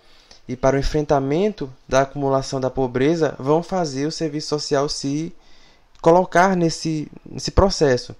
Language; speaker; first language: Portuguese; native; Portuguese